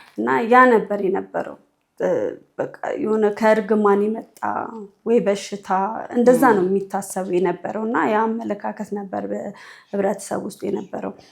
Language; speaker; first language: Amharic; native; Amharic